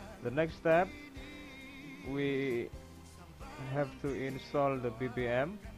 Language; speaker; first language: English; non-native, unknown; Indonesian